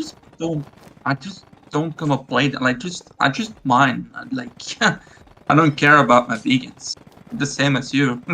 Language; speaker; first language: English; non-native, fluent; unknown